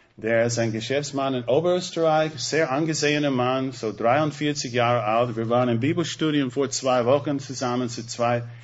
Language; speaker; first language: German; non-native, fluent; English